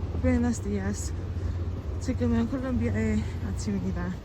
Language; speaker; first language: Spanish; non-native, learner; Korean